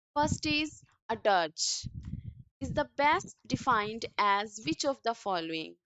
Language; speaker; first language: English; non-native, local second language; Punjabi